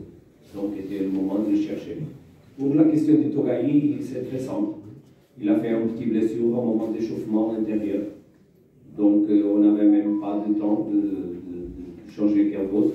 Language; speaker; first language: French; non-native, fluent; Portuguese